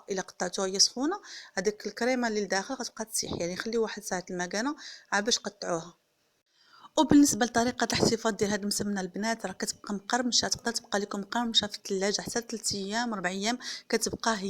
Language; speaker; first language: Arabic; native; Arabic